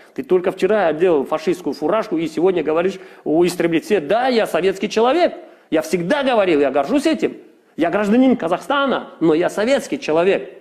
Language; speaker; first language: Russian; non-native, local second language; Kazakh